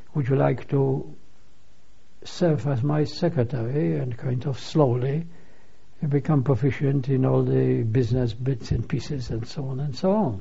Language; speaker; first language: English; non-native, fluent; Polish